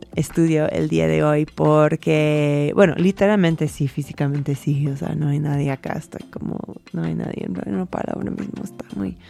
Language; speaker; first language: Spanish; non-native, fluent; English